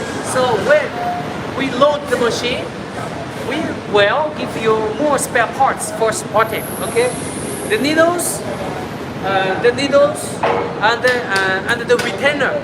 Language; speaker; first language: English; non-native, learner; Chinese